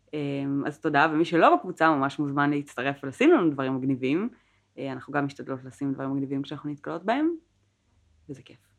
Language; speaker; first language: Hebrew; native; Hebrew